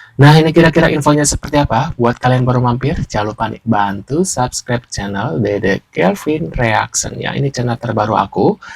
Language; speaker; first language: Indonesian; native; Indonesian